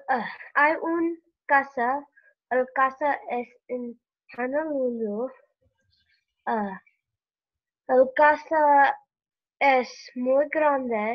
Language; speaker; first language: Spanish; non-native, learner; English